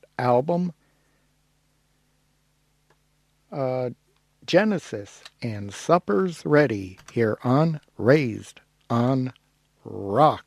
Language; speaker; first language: English; native; English